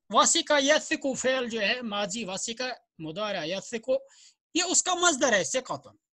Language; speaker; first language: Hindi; non-native, local second language; Kashmiri